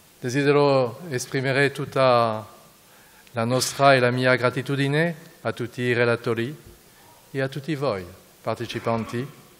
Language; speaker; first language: Italian; non-native, fluent; French